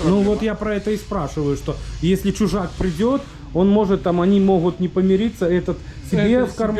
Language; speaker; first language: Russian; native; Russian